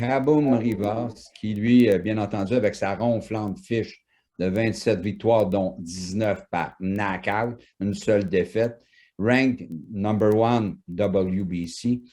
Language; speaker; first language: French; native; French